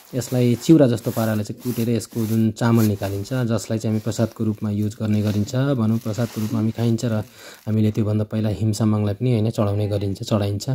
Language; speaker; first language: Nepali; non-native, local second language; Limbu